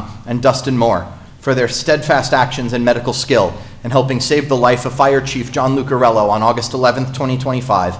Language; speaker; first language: English; native; English